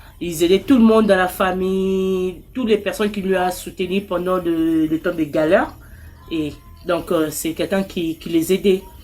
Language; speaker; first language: French; non-native, local second language; Lingala